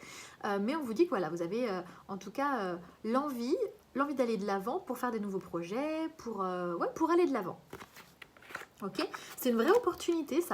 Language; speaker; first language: French; native; French